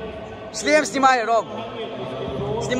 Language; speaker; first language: Russian; native; Russian